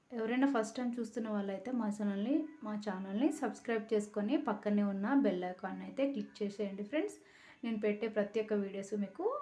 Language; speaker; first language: Telugu; native; Telugu